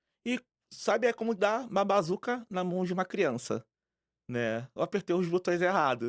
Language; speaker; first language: Portuguese; native; Portuguese